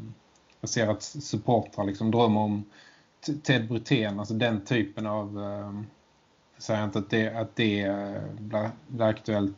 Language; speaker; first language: Swedish; native; Swedish